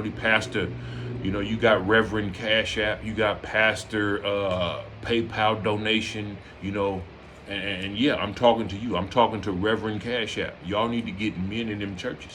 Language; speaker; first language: English; native; English